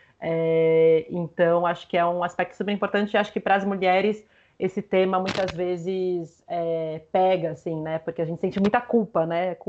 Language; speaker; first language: Portuguese; early bilingual, other home language; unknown